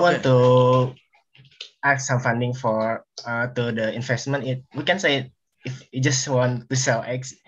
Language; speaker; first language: English; non-native, learner; Indonesian